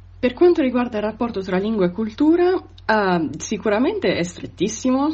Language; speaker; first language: Italian; native; Italian